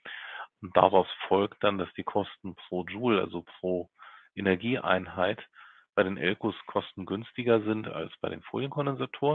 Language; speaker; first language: German; native; German